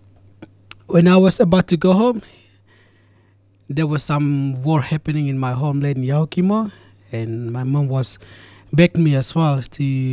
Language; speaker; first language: English; non-native, fluent; Indonesian